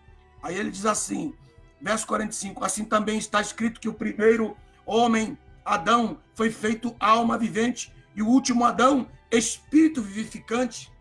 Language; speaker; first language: Portuguese; native; Portuguese